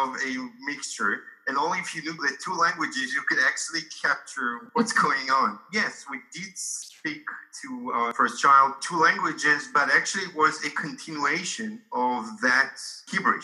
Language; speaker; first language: English; non-native, fluent; Hebrew